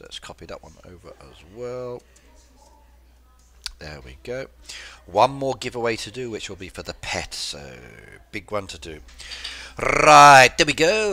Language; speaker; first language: English; native; English